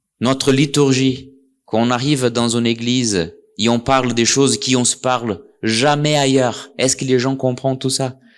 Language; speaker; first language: French; non-native, fluent; Portuguese